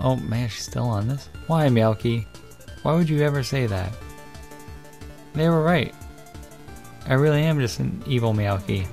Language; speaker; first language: English; native; English